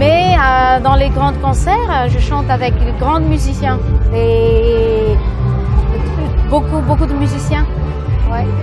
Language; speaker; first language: French; non-native, local second language; Malagasy